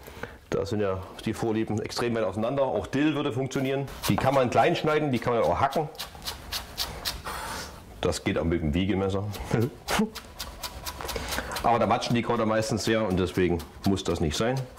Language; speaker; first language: German; native; German